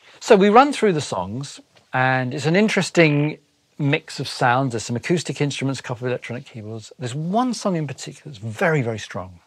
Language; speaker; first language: English; native; English